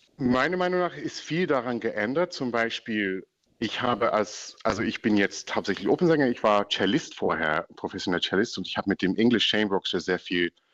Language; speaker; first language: German; non-native, fluent; English